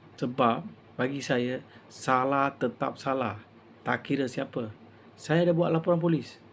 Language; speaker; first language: Malay; non-native, local second language; Tamil